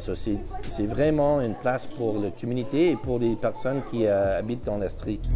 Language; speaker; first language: French; early bilingual, heritage; English